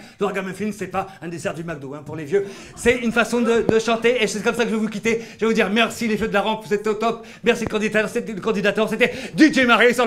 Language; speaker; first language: French; native; French